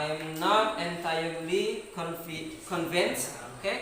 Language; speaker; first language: English; non-native, fluent; Indonesian